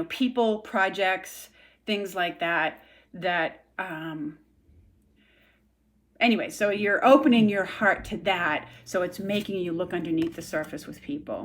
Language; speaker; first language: English; native; English